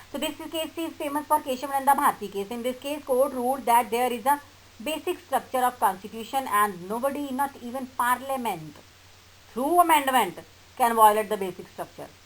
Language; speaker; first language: English; non-native, local second language; Hindi